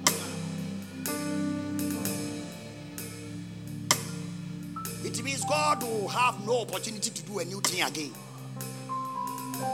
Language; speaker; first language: English; non-native, local second language; Akan